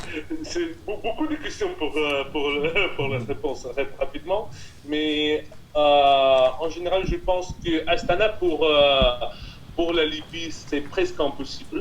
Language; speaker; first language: French; non-native, fluent; Russian